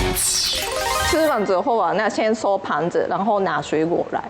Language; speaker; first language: Chinese; non-native, fluent; Japanese